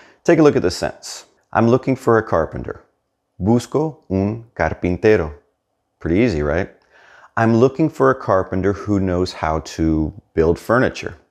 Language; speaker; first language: English; native; English